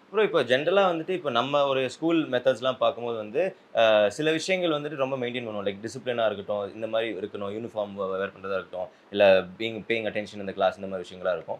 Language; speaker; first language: Tamil; native; Tamil